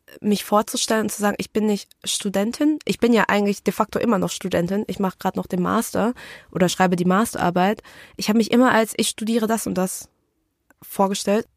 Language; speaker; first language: German; early bilingual, other home language; Vietnamese